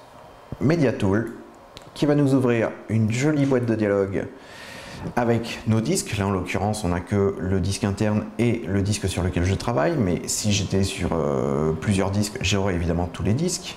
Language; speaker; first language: French; native; French